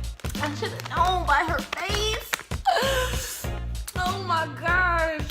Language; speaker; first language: English; native; English